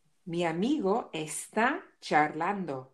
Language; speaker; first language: Spanish; non-native, fluent; English